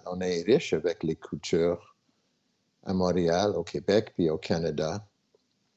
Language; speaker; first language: French; non-native, local second language; English